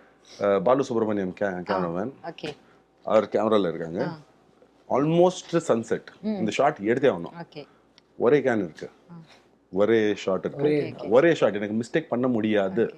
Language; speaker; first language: Tamil; non-native, local second language; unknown